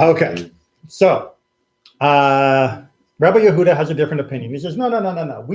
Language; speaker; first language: English; native; English